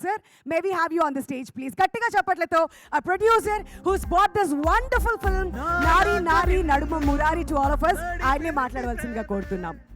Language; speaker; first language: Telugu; native; Telugu